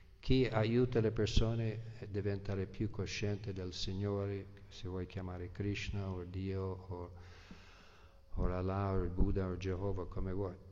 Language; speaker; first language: Italian; non-native, fluent; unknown